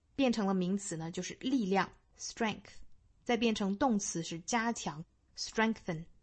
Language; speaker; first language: Chinese; native; Chinese